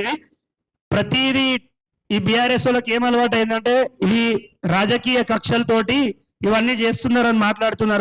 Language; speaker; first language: Telugu; native; Telugu